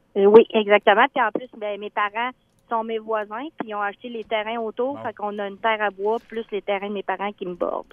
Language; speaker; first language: French; native; French